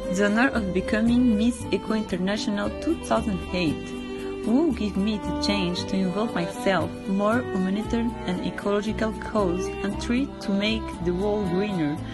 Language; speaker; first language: English; non-native, fluent; Portuguese